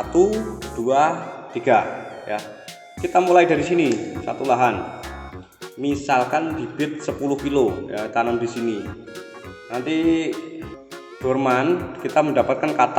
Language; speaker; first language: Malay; non-native, local second language; Javanese